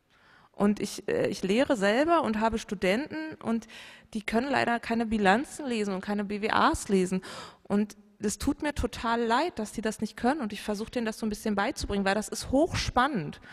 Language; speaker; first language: German; native; German